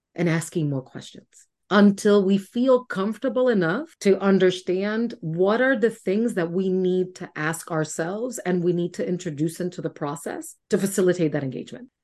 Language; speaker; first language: English; non-native, fluent; Spanish